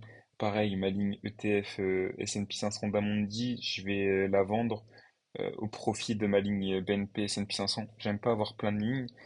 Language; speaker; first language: French; native; French